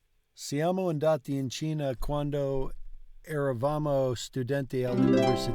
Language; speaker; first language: Italian; non-native, learner; English